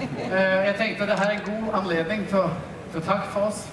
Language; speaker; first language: Danish; native; Danish